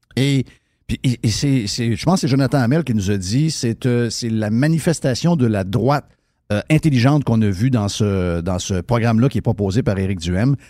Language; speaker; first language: French; native; French